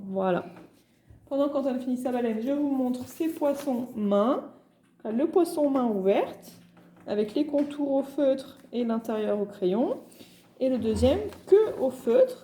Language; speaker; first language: French; native; French